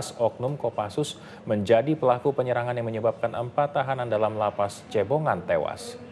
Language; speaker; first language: Indonesian; native; Indonesian